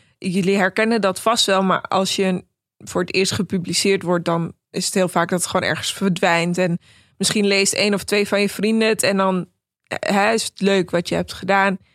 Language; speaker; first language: Dutch; early bilingual, other home language; Persian